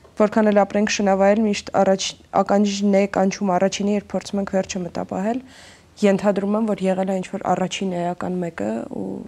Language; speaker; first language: Armenian; native; Armenian